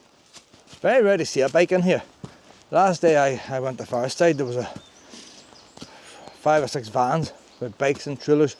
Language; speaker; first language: English; native; English